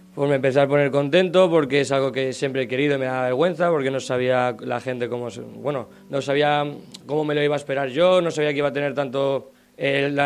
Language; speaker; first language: Spanish; native; Spanish